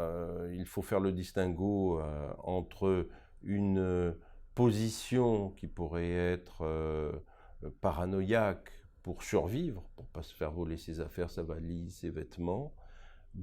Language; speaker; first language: French; native; French